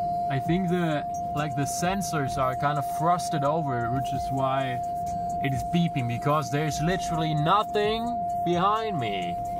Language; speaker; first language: English; non-native, fluent; German